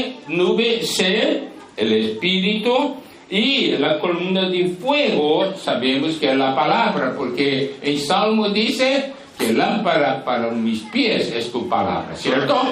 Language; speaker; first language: Spanish; non-native, fluent; Portuguese